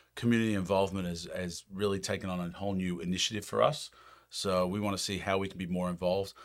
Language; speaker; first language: English; native; English